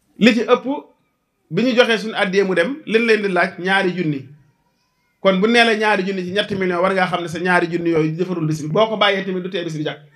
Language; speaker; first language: Wolof; native; Wolof